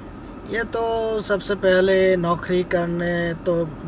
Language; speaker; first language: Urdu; non-native, learner; Bangla